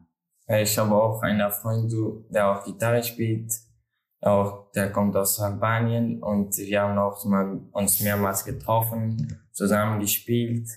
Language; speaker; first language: German; non-native, learner; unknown